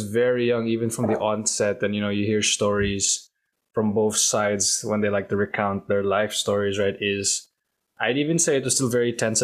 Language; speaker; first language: English; non-native, local second language; Filipino